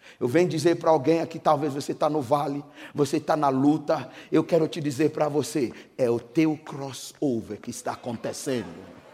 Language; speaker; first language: Portuguese; non-native, fluent; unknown